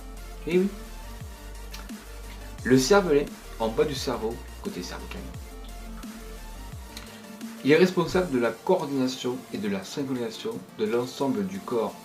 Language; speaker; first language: French; native; French